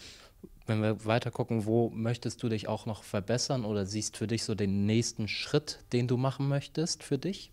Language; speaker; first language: German; native; German